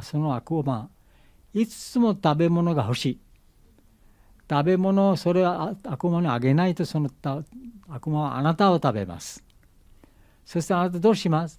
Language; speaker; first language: Japanese; non-native, learner; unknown